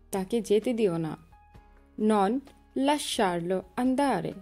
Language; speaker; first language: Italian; non-native, learner; Bangla